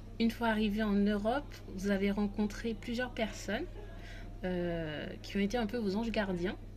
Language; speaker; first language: French; native; French